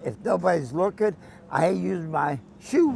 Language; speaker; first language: English; native; English